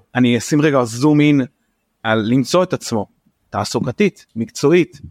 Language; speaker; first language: Hebrew; native; Hebrew